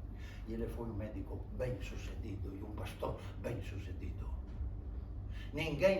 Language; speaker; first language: Portuguese; non-native, fluent; Spanish